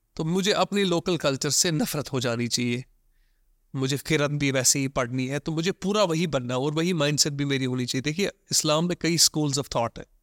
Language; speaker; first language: Hindi; non-native, local second language; Kashmiri